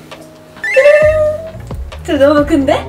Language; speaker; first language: Korean; non-native, fluent; Japanese